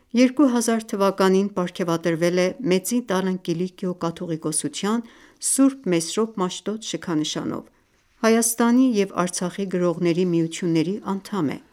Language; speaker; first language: Armenian; early bilingual, heritage; Armenian